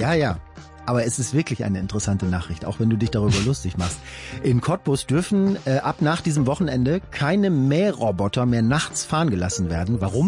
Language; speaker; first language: German; native; German